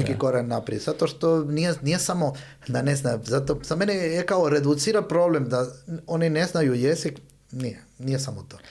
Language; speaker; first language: Bosnian; early bilingual, heritage; Spanish